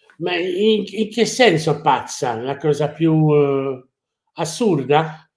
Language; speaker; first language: Italian; non-native, fluent; French